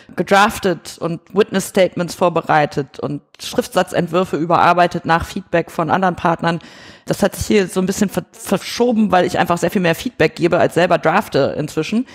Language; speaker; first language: German; native; German